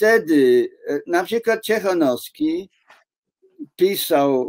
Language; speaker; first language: Polish; non-native, fluent; English